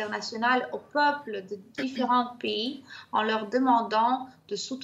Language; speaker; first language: French; non-native, fluent; Ukrainian